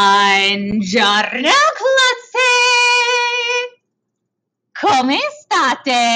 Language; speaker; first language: Italian; non-native, fluent; English